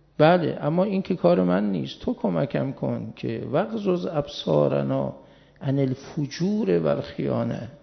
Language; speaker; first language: Persian; native; Persian